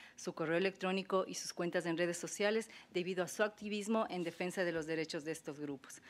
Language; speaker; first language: Spanish; native; Spanish